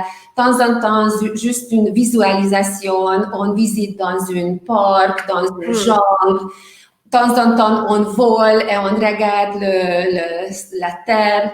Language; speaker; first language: French; non-native, learner; Hungarian